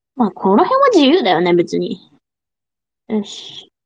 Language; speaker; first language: Japanese; non-native, fluent; English